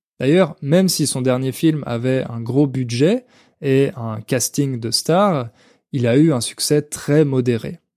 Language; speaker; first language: French; native; French